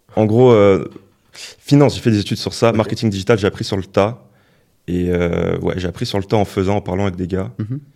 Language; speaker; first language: French; native; French